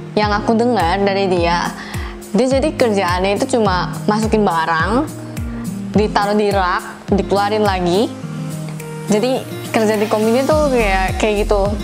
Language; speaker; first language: Indonesian; native; Indonesian